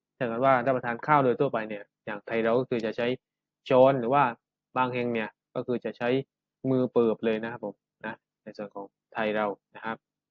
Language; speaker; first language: Thai; native; Thai